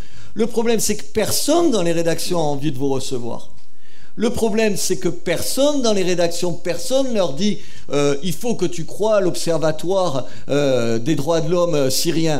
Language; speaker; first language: French; native; French